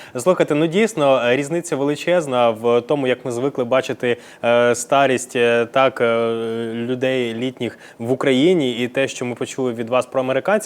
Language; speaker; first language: Ukrainian; native; Ukrainian